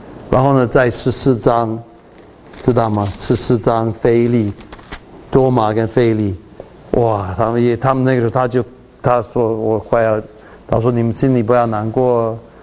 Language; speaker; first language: Chinese; early bilingual, heritage; Chinese